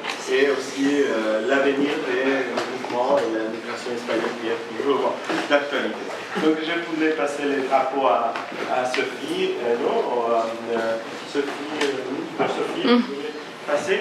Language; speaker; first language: French; non-native, fluent; Spanish